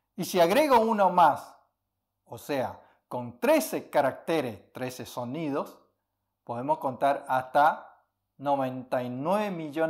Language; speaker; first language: Spanish; early bilingual, other home language; Chinese